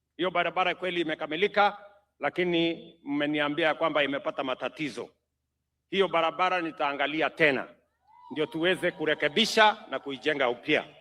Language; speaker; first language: Swahili; non-native, local second language; Kalenjin